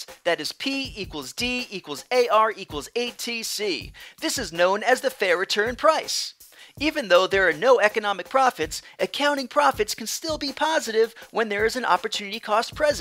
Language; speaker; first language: English; native; English